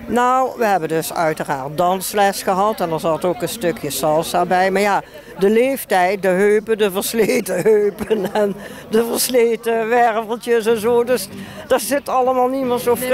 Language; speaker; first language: Dutch; native; Dutch